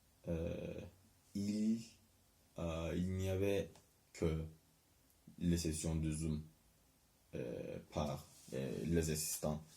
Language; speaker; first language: French; non-native, learner; Turkish